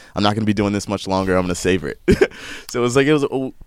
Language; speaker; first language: English; native; English